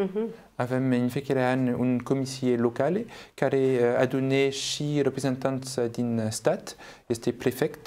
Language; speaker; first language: Romanian; non-native, fluent; French